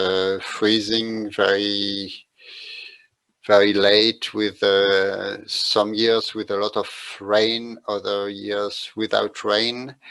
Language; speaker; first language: English; non-native, fluent; French